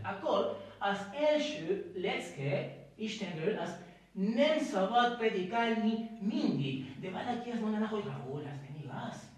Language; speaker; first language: Hungarian; non-native, learner; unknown